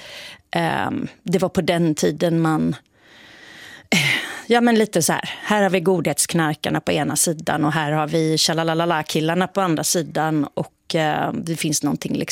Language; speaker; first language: Swedish; native; Swedish